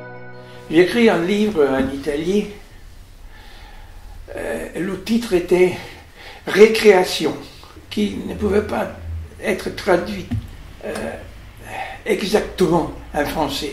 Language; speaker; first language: French; non-native, fluent; Italian